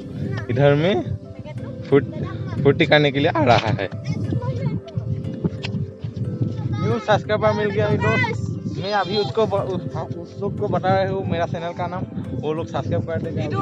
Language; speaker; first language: Hindi; non-native, local second language; Assamese